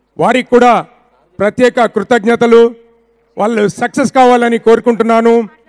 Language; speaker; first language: Telugu; native; Telugu